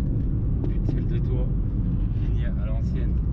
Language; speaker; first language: French; native; French